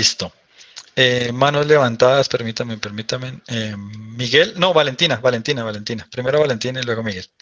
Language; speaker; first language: Spanish; native; Spanish